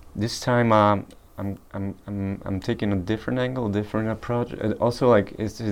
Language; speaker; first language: English; early bilingual, other home language; Polish